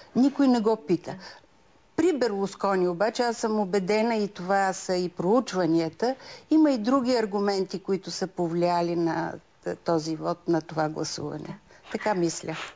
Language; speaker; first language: Bulgarian; native; Bulgarian